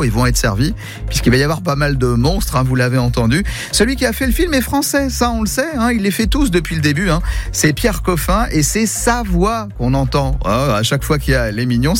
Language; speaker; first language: French; native; French